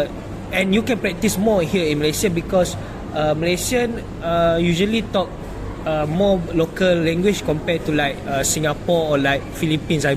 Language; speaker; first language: English; non-native, local second language; Malay